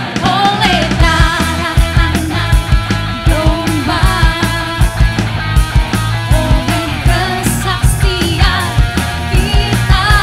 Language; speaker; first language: Indonesian; native; Indonesian